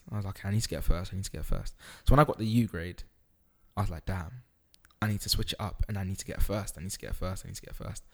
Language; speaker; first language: English; native; English